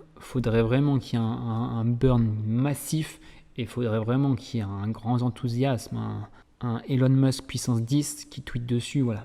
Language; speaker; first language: French; native; French